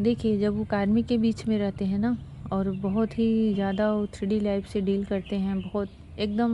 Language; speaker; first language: Hindi; native; Hindi